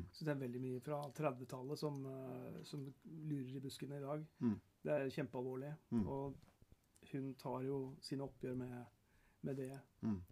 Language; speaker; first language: Norwegian; native; Norwegian